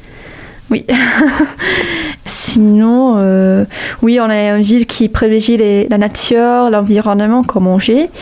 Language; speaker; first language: French; non-native, fluent; English